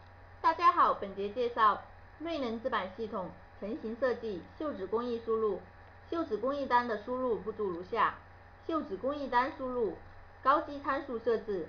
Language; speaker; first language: Chinese; native; Chinese